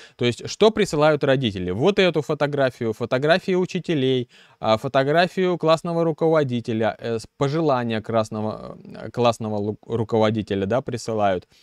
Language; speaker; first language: Russian; native; Russian